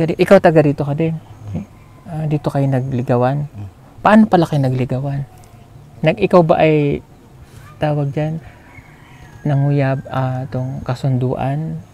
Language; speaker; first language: Filipino; non-native, local second language; Cebuano